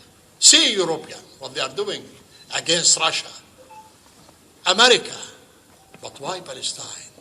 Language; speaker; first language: English; non-native, fluent; Arabic